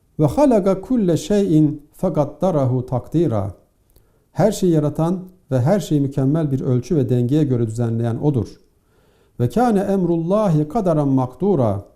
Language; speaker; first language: Turkish; native; Turkish